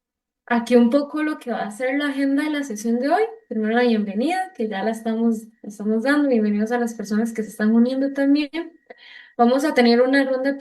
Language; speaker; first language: Spanish; native; Spanish